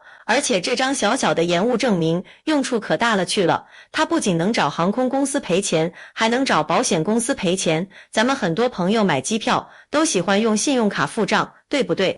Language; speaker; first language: Chinese; native; Chinese